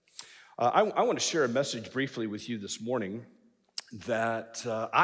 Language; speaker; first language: English; native; English